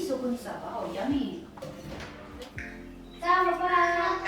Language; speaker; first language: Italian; non-native, fluent; Filipino